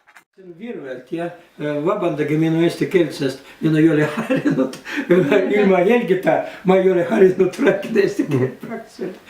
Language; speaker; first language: Estonian; non-native, learner; Russian